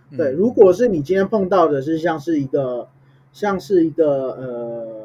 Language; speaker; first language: Chinese; native; Chinese